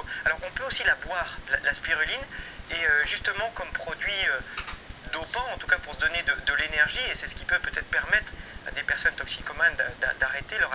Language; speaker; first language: French; native; French